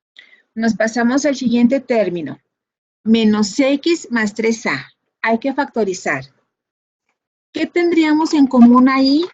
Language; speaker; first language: Spanish; native; Spanish